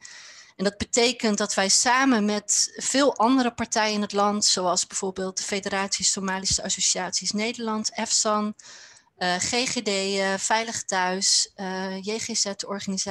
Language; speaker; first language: Dutch; native; Dutch